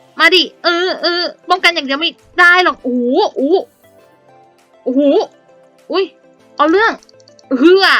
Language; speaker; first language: Thai; native; Thai